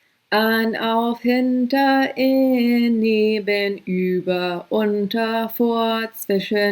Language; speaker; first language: German; non-native, fluent; English